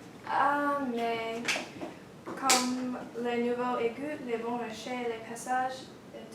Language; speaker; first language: French; non-native, learner; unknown